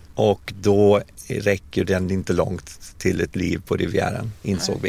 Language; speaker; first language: Swedish; native; Swedish